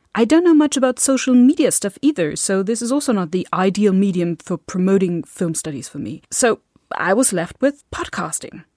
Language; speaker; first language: English; non-native, fluent; German